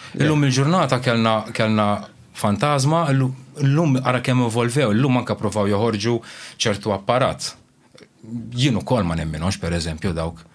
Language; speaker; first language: Maltese; early bilingual, other home language; Romanian